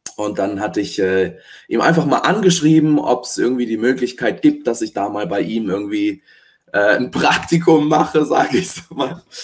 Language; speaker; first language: German; early bilingual, other home language; Italian